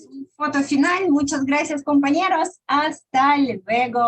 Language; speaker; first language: Spanish; non-native, fluent; Russian